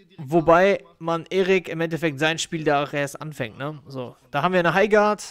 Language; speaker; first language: German; native; German